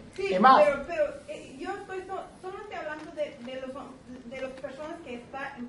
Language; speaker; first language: Spanish; non-native, learner; English